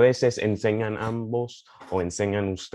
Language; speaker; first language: Spanish; early bilingual, heritage; Spanish